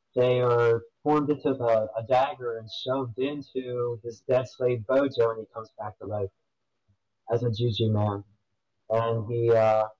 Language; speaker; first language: English; native; English